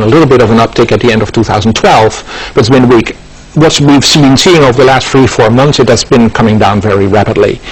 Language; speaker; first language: English; non-native, fluent; Dutch